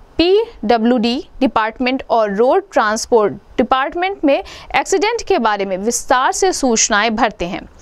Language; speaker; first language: Hindi; native; Hindi